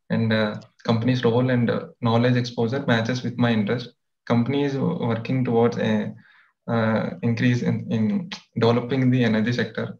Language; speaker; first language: English; non-native, local second language; Telugu